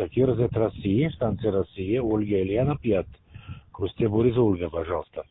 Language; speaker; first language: Russian; non-native, learner; German